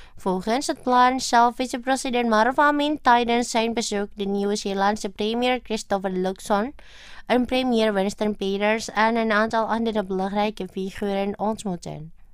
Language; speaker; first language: Dutch; non-native, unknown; Indonesian